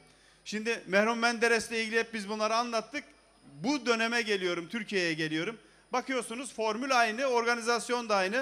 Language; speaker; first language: Turkish; native; Turkish